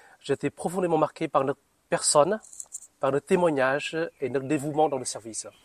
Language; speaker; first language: French; non-native, fluent; Vietnamese